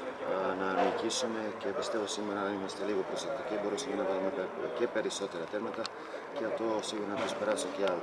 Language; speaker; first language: Greek; non-native, fluent; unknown